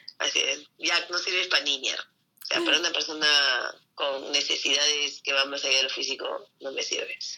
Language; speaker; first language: Spanish; native; Spanish